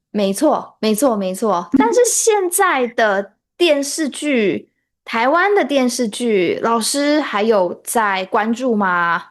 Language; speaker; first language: Chinese; native; Chinese